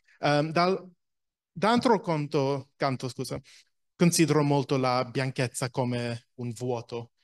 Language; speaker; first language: Italian; non-native, fluent; English